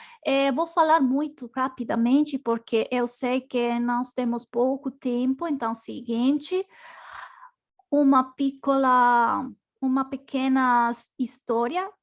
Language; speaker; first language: Portuguese; non-native, learner; Spanish